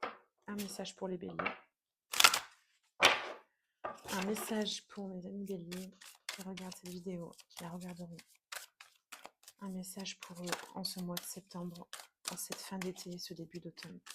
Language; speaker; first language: French; native; French